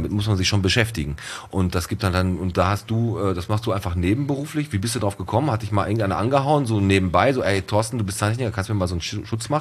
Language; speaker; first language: German; native; German